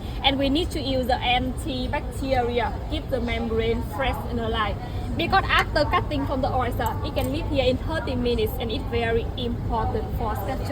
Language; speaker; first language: English; non-native, learner; Vietnamese